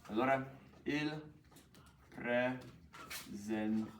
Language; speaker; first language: Italian; non-native, fluent; English